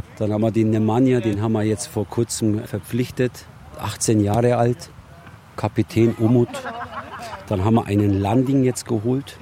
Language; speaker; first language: German; early bilingual, other home language; Turkish